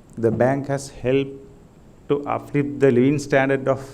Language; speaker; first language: English; non-native, local second language; Sinhala